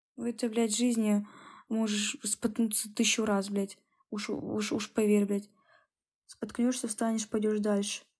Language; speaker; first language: Russian; native; Russian